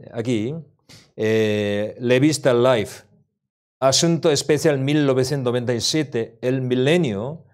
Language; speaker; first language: Spanish; non-native, learner; Korean